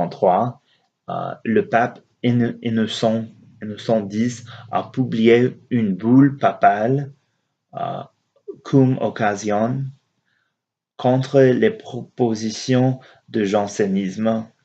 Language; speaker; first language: French; non-native, learner; English